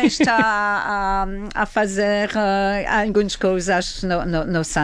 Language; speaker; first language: Portuguese; non-native, learner; Italian